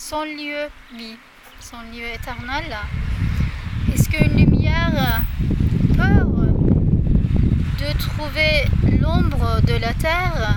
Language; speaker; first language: French; non-native, learner; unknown